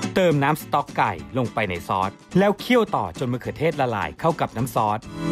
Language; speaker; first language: Thai; native; Thai